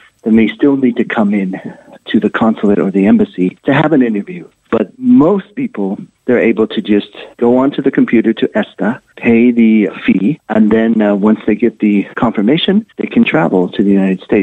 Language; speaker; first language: English; native; English